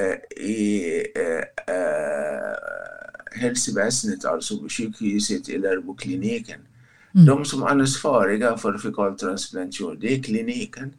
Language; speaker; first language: Swedish; non-native, fluent; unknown